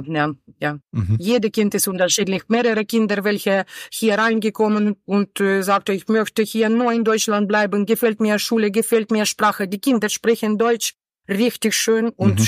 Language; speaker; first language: German; non-native, learner; Ukrainian